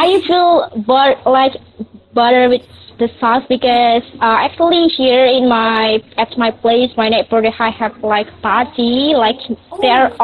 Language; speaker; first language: English; non-native, local second language; Indonesian